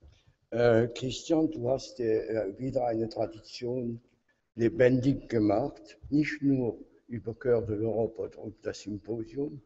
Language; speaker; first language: German; non-native, fluent; French